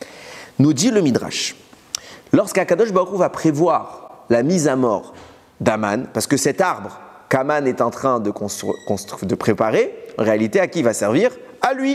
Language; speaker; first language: French; native; French